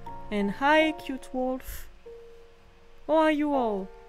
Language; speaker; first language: English; non-native, fluent; French